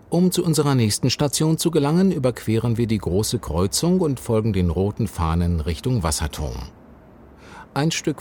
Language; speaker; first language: German; native; German